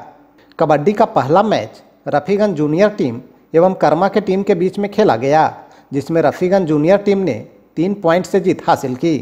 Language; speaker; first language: Hindi; native; Hindi